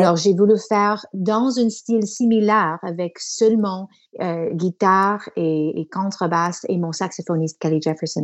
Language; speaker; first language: French; non-native, learner; English